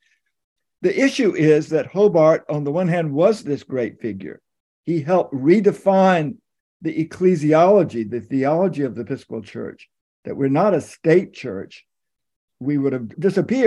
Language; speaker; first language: English; native; English